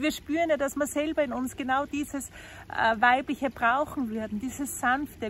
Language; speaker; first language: German; native; German